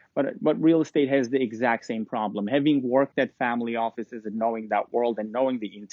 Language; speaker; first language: English; non-native, fluent; Turkish